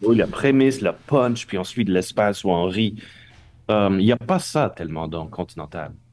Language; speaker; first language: French; non-native, local second language; English